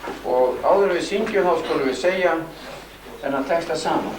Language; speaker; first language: Icelandic; native; Icelandic